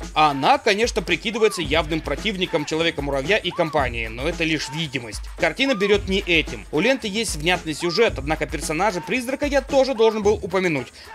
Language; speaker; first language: Russian; native; Russian